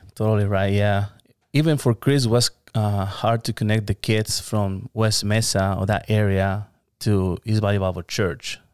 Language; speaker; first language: English; non-native, learner; Spanish